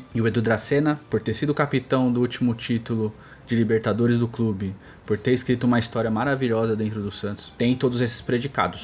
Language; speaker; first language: Portuguese; native; Portuguese